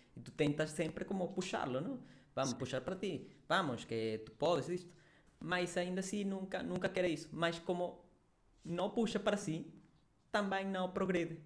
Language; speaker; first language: Portuguese; non-native, fluent; Spanish